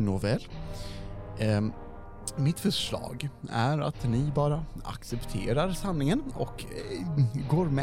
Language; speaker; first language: Swedish; native; Swedish